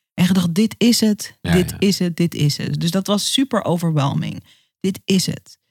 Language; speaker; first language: Dutch; native; Dutch